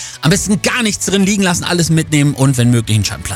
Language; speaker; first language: German; native; German